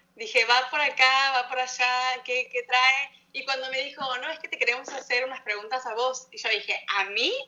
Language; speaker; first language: Spanish; native; Spanish